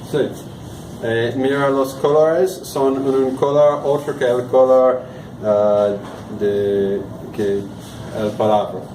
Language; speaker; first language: Spanish; non-native, learner; English